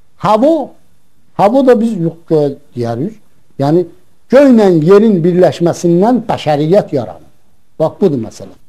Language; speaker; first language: Azerbaijani; non-native, local second language; Talysh